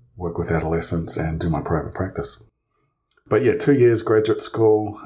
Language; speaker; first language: English; native; English